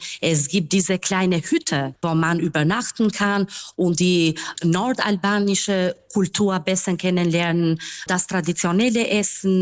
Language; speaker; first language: German; non-native, fluent; Albanian